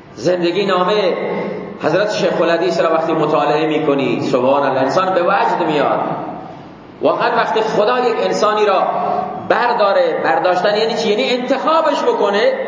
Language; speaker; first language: Persian; non-native, local second language; Baluchi